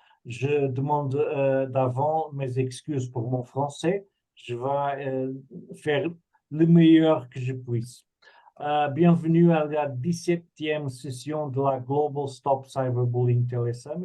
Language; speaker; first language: French; non-native, fluent; Portuguese